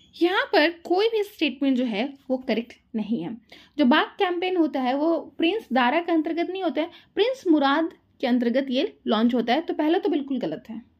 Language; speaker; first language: Hindi; native; Hindi